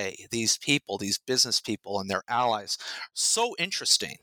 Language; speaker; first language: English; native; English